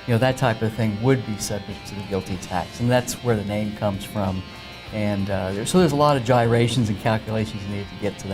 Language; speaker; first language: English; native; English